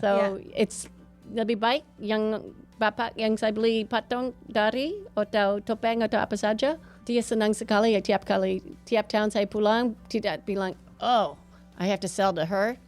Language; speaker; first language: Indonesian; non-native, fluent; English